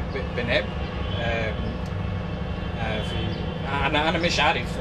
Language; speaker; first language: Arabic; non-native, learner; English